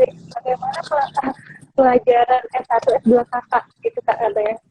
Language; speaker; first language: Indonesian; native; Indonesian